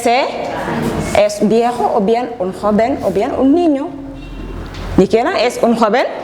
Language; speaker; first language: Spanish; non-native, fluent; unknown